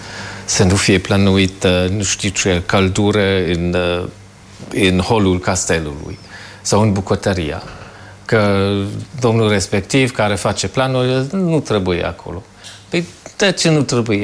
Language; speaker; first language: Romanian; non-native, fluent; German